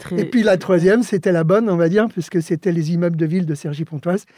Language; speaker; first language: French; early bilingual, other home language; Spanish